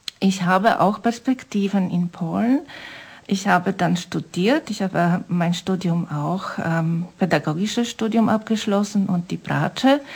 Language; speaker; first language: German; non-native, fluent; Polish